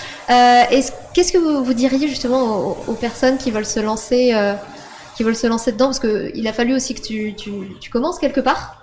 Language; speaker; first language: French; native; French